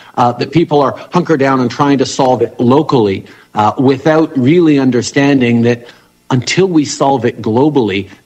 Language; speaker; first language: English; early bilingual, other home language; French